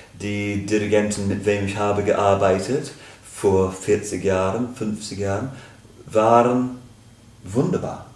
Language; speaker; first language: German; non-native, fluent; English